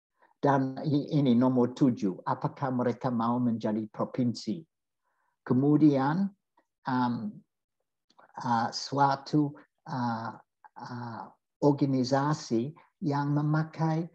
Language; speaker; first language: Indonesian; non-native, fluent; English